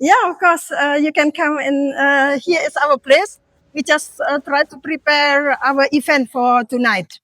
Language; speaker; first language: English; non-native, learner; Indonesian